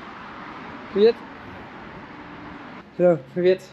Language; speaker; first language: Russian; non-native, learner; French